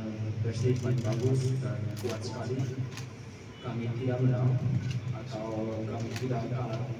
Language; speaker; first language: Indonesian; non-native, learner; Dutch